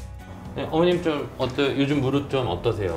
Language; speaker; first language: Korean; native; Korean